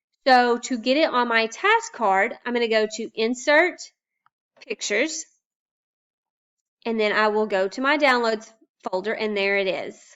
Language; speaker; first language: English; native; English